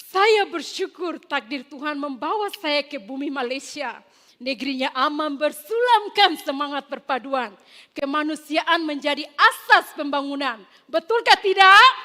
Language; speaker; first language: Malay; non-native, fluent; Tetum